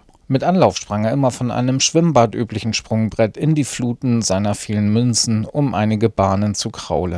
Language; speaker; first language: German; native; German